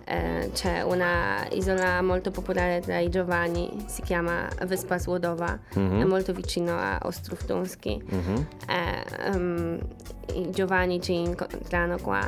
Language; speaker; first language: Italian; non-native, fluent; Polish